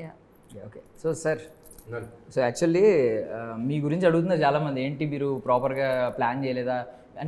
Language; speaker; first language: Telugu; native; Telugu